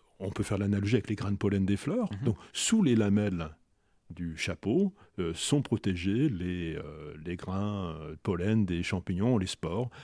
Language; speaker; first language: French; native; French